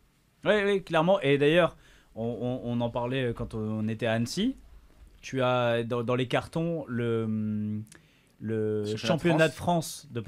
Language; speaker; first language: French; native; French